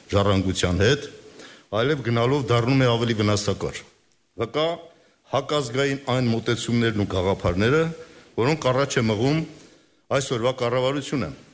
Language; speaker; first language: Armenian; native; Armenian